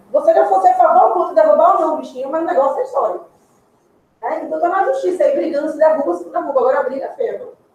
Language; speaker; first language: Portuguese; native; Portuguese